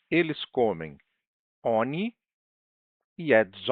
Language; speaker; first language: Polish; non-native, fluent; Portuguese